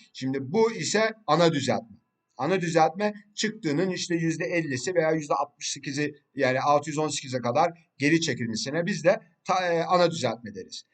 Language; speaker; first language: Turkish; early bilingual, heritage; Turkish